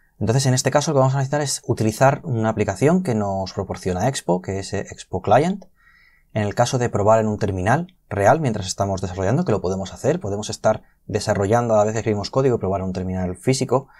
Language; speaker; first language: Spanish; native; Spanish